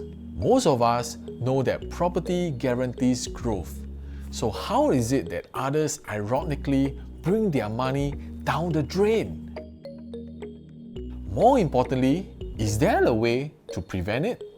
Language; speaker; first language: English; native; English